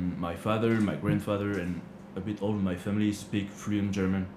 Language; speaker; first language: English; non-native, learner; French